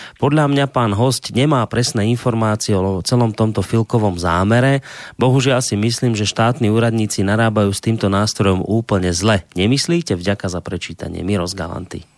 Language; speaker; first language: Slovak; native; Slovak